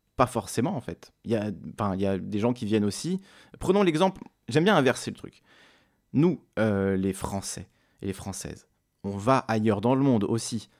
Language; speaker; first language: French; native; French